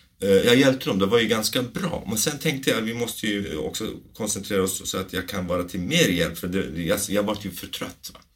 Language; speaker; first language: Swedish; non-native, fluent; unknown